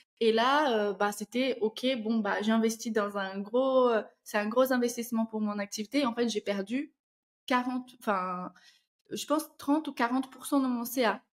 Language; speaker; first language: French; non-native, fluent; Portuguese